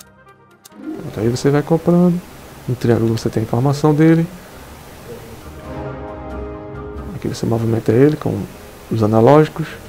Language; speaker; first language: Portuguese; native; Portuguese